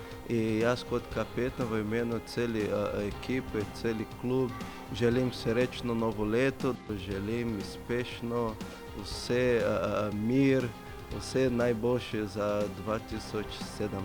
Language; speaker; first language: Slovenian; non-native, fluent; Portuguese